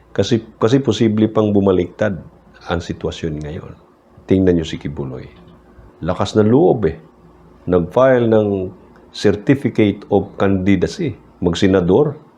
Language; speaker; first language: Filipino; native; Filipino